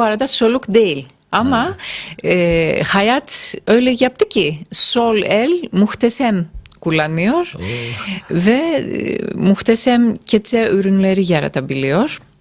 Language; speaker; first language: Turkish; non-native, fluent; Greek